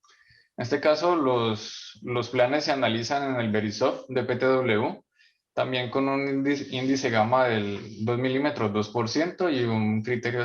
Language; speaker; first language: Spanish; native; Spanish